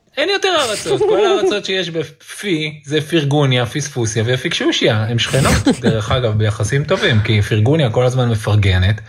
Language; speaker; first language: Hebrew; native; Hebrew